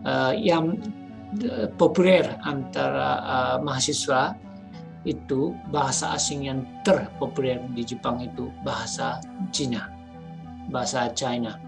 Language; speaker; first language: Indonesian; non-native, fluent; Japanese